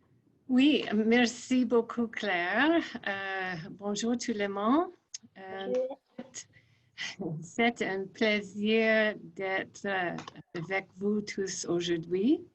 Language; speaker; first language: French; non-native, fluent; English